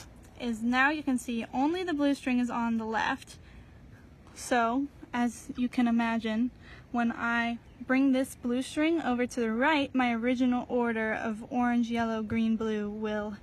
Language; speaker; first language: English; native; English